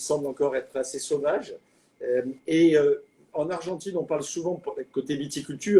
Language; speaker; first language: French; native; French